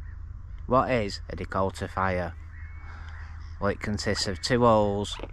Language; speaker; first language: English; native; English